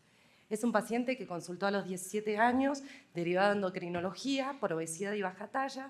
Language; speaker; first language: Spanish; native; Spanish